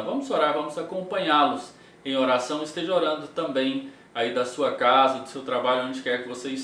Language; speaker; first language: Portuguese; native; Portuguese